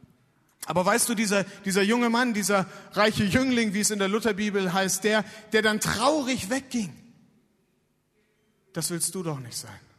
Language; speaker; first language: German; native; German